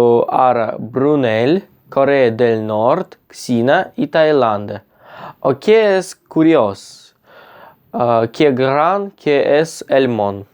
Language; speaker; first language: Catalan; non-native, learner; Russian